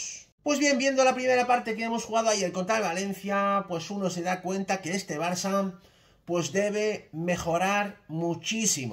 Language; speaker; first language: Spanish; native; Spanish